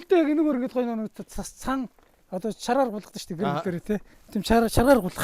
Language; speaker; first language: Mongolian; native; Mongolian